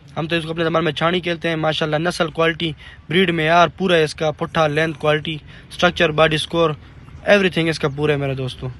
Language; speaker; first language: Urdu; non-native, local second language; Punjabi